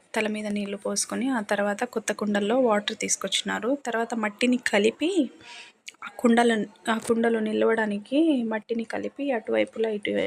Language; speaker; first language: Telugu; non-native, local second language; Lambadi